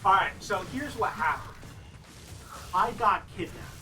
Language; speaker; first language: English; native; English